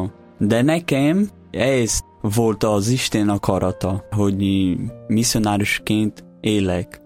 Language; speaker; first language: Hungarian; non-native, learner; Portuguese